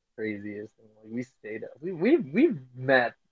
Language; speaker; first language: English; non-native, local second language; Filipino